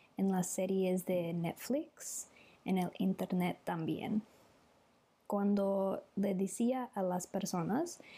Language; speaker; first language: Spanish; non-native, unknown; English